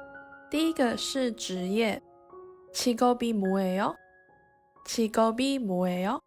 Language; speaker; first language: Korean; non-native, fluent; Chinese